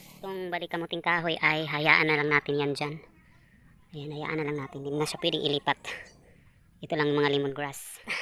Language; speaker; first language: Filipino; non-native, local second language; Cebuano